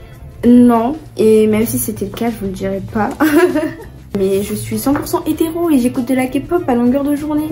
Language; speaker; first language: French; native; French